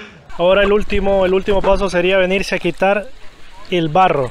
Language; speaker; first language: Spanish; native; Spanish